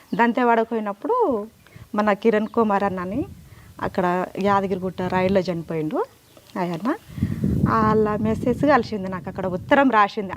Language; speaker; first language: Telugu; native; Telugu